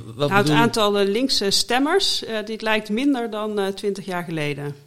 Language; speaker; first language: Dutch; native; Dutch